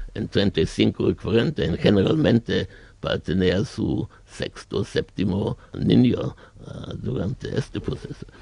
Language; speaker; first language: Spanish; non-native, learner; German